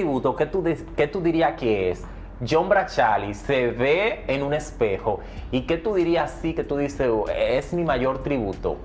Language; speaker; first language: Spanish; native; Spanish